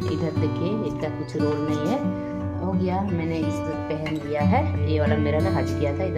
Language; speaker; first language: Hindi; native; Hindi